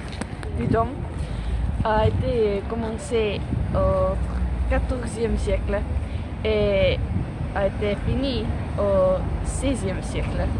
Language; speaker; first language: French; non-native, learner; Estonian